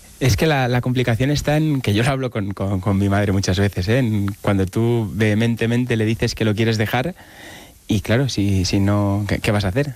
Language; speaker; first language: Spanish; native; Spanish